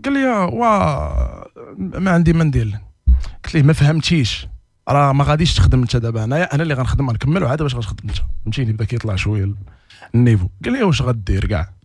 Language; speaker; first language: Arabic; native; Arabic